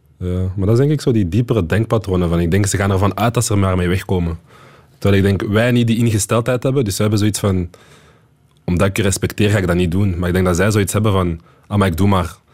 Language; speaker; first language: Dutch; early bilingual, other home language; Lingala